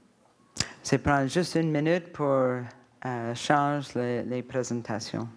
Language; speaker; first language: French; non-native, learner; English